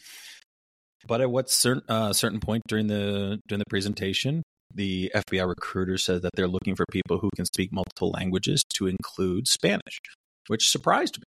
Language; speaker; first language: English; early bilingual, other home language; Spanish